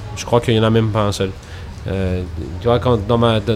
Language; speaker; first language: French; native; French